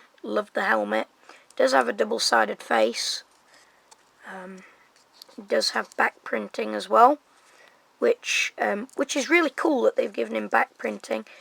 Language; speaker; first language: English; native; English